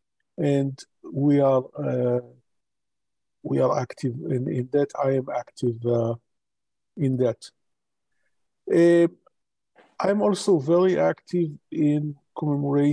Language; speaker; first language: English; non-native, local second language; Hebrew